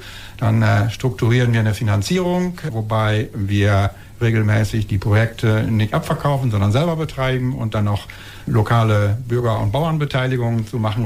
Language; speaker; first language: German; native; German